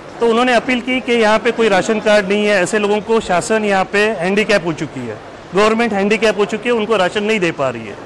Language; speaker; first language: Hindi; non-native, local second language; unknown